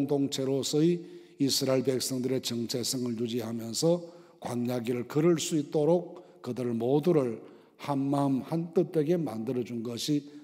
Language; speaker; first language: Korean; native; Korean